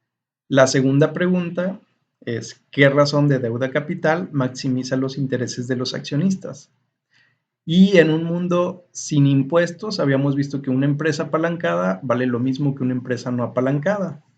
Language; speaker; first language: Spanish; native; Spanish